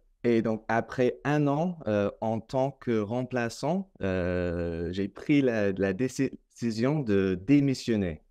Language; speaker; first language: French; non-native, fluent; English